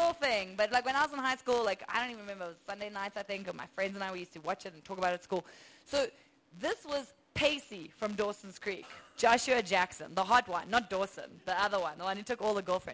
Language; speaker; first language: English; native; English